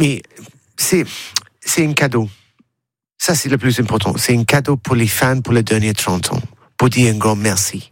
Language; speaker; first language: French; non-native, learner; English